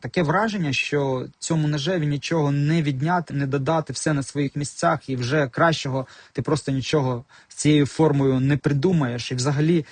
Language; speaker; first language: Ukrainian; native; Ukrainian